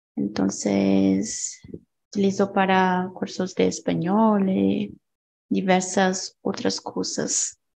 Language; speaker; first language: Spanish; non-native, learner; Portuguese